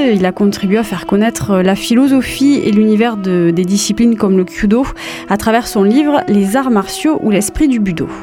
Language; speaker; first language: French; native; French